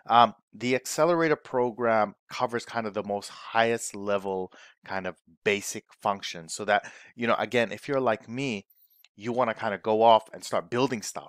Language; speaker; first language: English; native; English